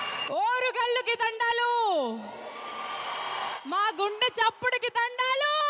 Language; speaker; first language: Telugu; native; Telugu